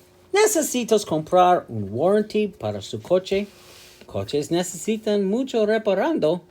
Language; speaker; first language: Spanish; non-native, learner; English